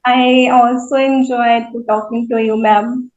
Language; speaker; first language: English; non-native, learner; Hindi